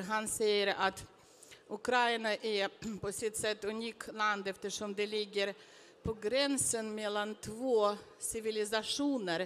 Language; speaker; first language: Swedish; non-native, fluent; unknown